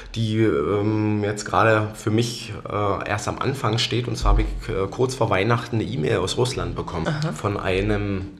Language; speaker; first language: German; native; German